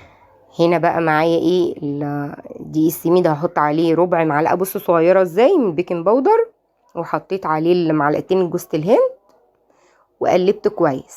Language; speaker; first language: Arabic; native; Arabic